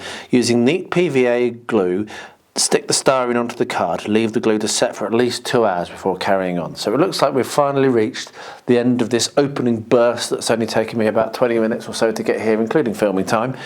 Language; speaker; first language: English; native; English